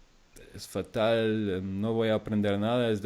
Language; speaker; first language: Spanish; non-native, fluent; German